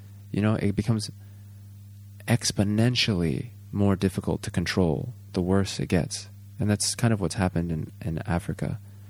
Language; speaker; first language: English; native; English